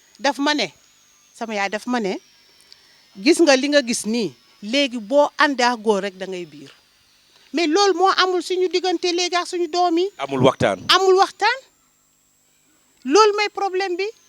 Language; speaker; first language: Wolof; non-native, local second language; Jola-Fonyi